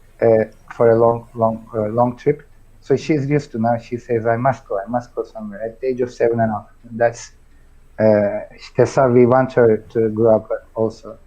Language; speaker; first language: English; non-native, fluent; Turkish